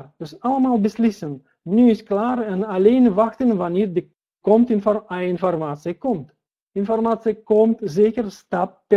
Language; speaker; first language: Dutch; non-native, learner; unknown